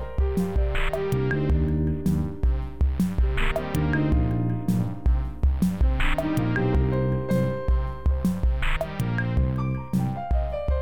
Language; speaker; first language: English; native; English